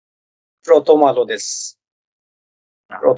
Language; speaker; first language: Japanese; non-native, learner; Bangla